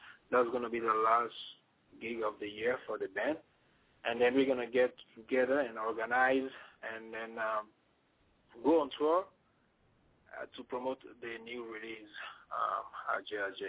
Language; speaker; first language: English; non-native, fluent; Ewe